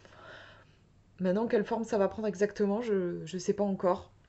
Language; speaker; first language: French; native; French